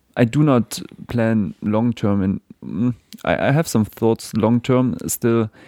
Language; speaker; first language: English; non-native, fluent; German